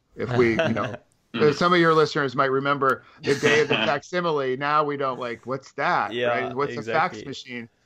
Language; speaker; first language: English; native; English